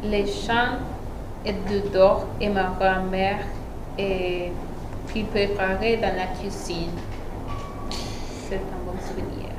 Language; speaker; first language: French; non-native, learner; Spanish